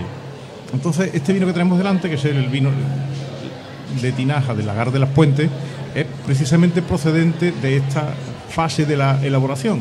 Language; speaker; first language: Spanish; native; Spanish